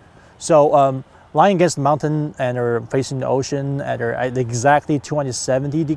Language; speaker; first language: English; non-native, fluent; Chinese